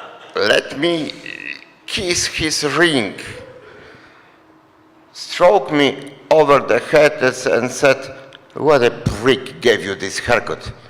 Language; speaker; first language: English; non-native, fluent; Polish